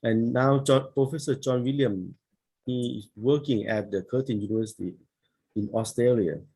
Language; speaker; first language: English; non-native, learner; Thai